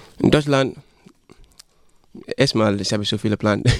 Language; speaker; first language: German; non-native, learner; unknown